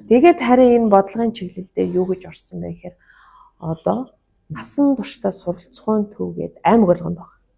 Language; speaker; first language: Mongolian; non-native, local second language; Kazakh